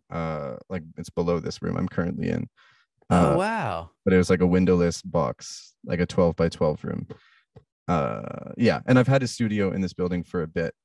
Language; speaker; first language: English; native; English